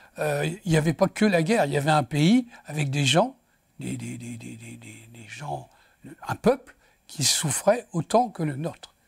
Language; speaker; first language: French; native; French